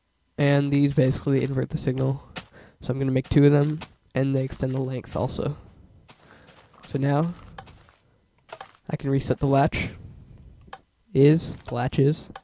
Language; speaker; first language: English; native; English